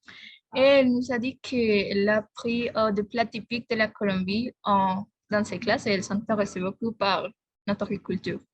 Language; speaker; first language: French; non-native, learner; Spanish